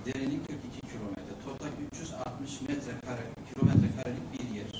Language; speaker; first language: Turkish; native; Turkish